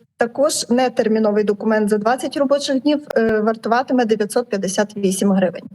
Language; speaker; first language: Ukrainian; native; Ukrainian